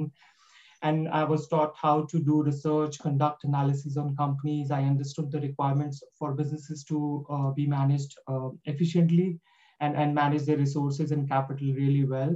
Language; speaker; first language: English; non-native, local second language; Hindi